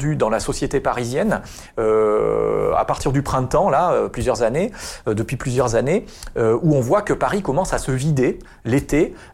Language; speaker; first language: French; native; French